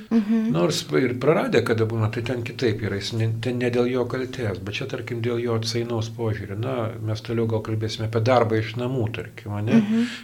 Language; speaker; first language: Lithuanian; native; Lithuanian